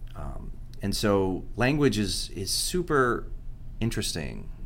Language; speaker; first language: English; early bilingual, other home language; Spanish